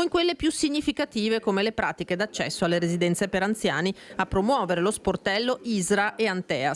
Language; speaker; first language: Italian; native; Italian